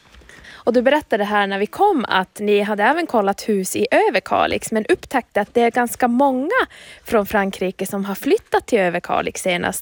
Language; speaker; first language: Swedish; non-native, local second language; Finnish